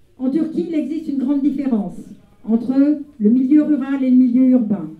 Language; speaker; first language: French; native; French